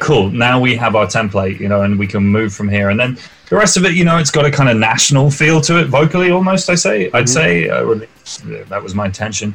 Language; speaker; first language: English; native; English